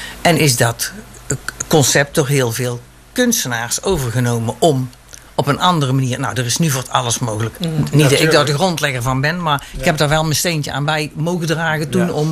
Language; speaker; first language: Dutch; native; Dutch